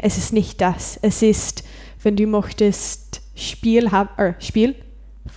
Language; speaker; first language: German; non-native, learner; English